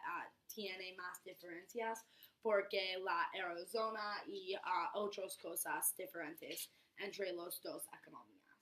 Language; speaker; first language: Spanish; non-native, learner; English